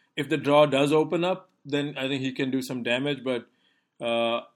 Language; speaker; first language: English; non-native, local second language; Hindi